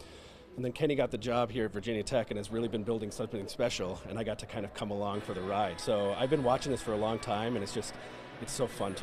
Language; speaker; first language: English; native; English